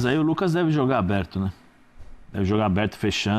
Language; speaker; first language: Portuguese; native; Portuguese